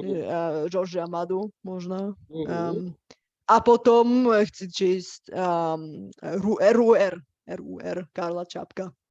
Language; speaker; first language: Czech; non-native, fluent; Bulgarian